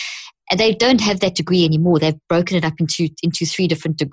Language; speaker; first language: English; native; English